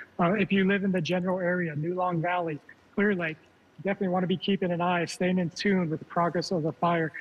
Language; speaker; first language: English; native; English